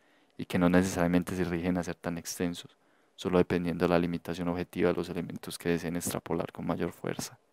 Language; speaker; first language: Spanish; native; Spanish